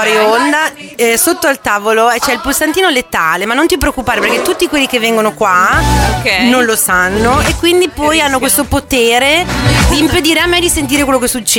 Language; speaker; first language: Italian; native; Italian